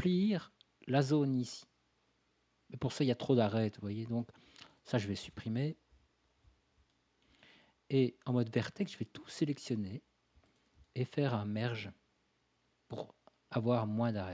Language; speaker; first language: French; native; French